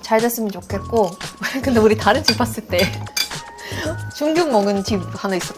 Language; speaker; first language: Korean; non-native, fluent; Swedish